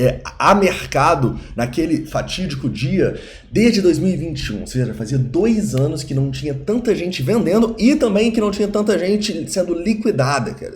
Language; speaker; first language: Portuguese; native; Portuguese